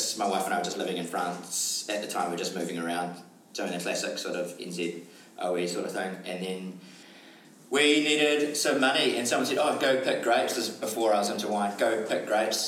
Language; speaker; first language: English; native; English